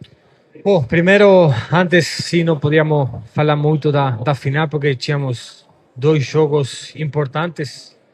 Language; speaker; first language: Portuguese; non-native, fluent; Spanish